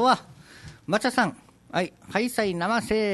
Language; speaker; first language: Japanese; native; Japanese